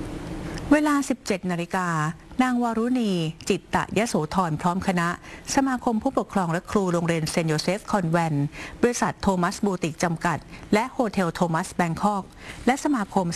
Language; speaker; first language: Thai; native; Thai